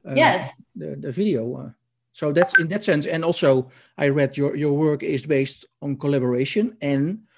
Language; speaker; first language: English; non-native, learner; Dutch